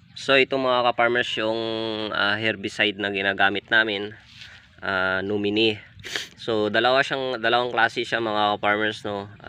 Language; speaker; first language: Filipino; non-native, local second language; Hiligaynon